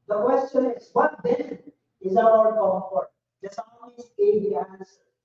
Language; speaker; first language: English; non-native, local second language; Filipino